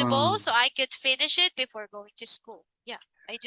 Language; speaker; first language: English; non-native, local second language; Filipino